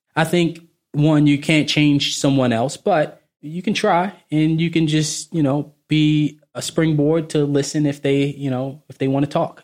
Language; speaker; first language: English; native; English